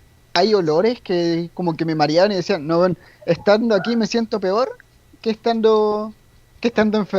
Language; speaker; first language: Spanish; native; Spanish